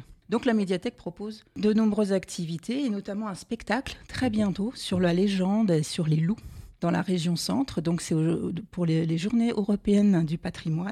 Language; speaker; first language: French; native; French